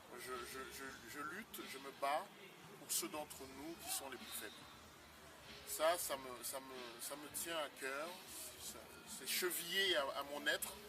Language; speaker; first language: French; non-native, local second language; Sango